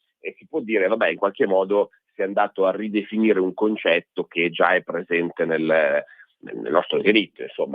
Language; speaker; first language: Italian; native; Italian